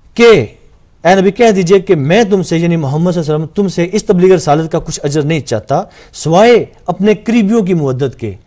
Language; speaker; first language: Urdu; non-native, local second language; Punjabi